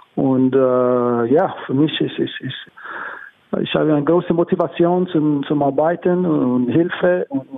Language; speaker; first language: German; non-native, learner; English